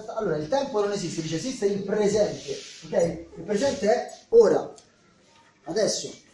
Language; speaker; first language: Italian; native; Italian